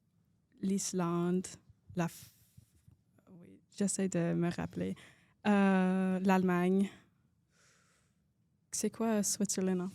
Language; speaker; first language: French; non-native, local second language; English